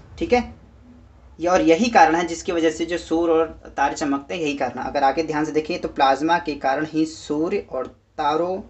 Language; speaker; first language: Hindi; native; Hindi